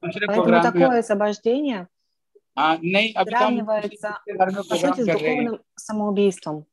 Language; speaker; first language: Russian; native; Russian